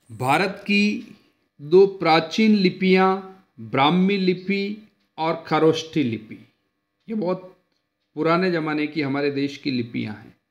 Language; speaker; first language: Hindi; native; Hindi